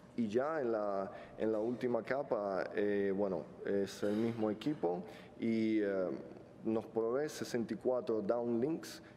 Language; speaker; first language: Spanish; non-native, fluent; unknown